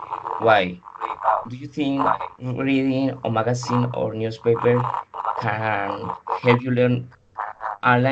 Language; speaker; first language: English; non-native, learner; Spanish